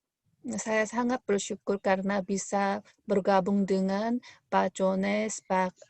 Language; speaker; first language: Indonesian; non-native, fluent; Korean